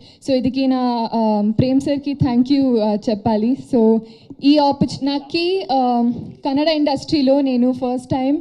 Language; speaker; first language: Telugu; non-native, learner; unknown